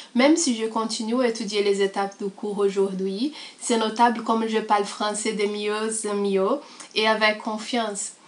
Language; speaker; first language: French; non-native, fluent; Portuguese